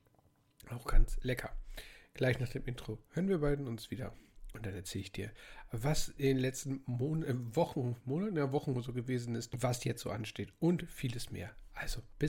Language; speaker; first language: German; native; German